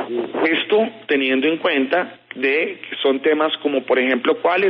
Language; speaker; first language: Spanish; native; Spanish